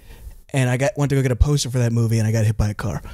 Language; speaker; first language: English; native; English